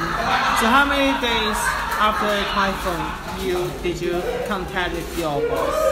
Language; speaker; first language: English; non-native, fluent; Cantonese